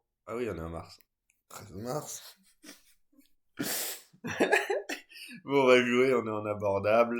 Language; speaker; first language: French; native; French